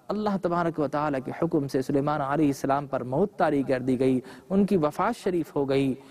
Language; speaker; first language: Urdu; native; Urdu